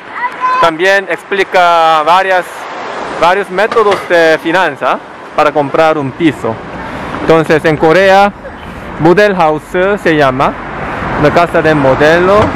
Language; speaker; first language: Spanish; non-native, fluent; Korean